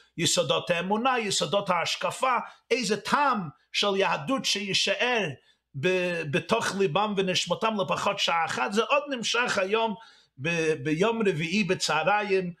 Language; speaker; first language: Hebrew; early bilingual, heritage; Hebrew